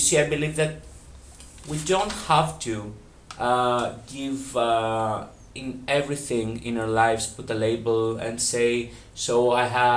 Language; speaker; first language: English; non-native, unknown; Greek